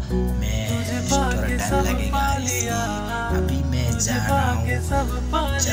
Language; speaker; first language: Hindi; non-native, local second language; Nepali